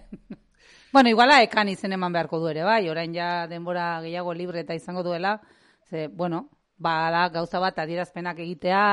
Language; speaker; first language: Basque; native; Basque